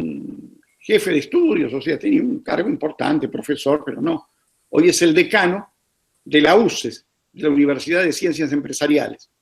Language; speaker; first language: Spanish; native; Spanish